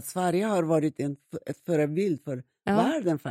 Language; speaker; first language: Swedish; non-native, fluent; Persian